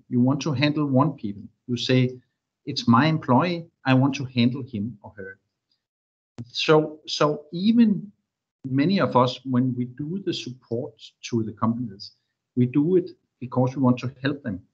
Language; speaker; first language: English; non-native, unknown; Danish